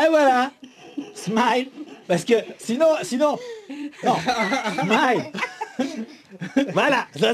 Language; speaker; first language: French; native; French